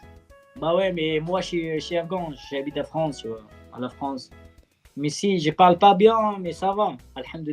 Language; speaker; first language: French; non-native, learner; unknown